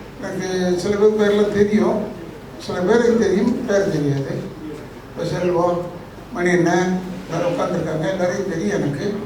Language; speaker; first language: Tamil; non-native, local second language; Telugu